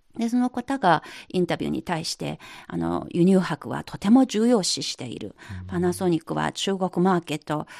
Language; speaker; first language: Japanese; non-native, fluent; Chinese